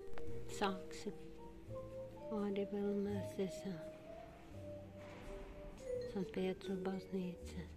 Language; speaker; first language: Latvian; non-native, local second language; Russian